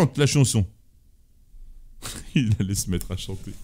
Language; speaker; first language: French; native; French